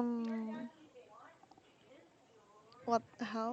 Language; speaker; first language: English; non-native, learner; Korean